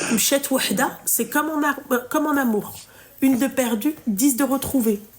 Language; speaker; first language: French; native; French